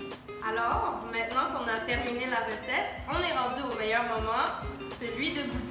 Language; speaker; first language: French; native; French